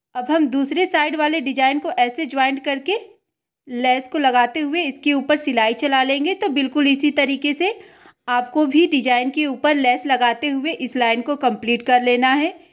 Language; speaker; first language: Hindi; native; Hindi